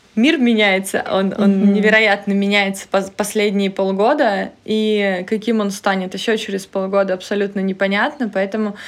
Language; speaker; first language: Russian; native; Russian